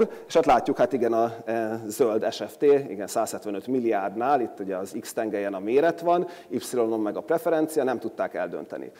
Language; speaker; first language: Hungarian; native; Hungarian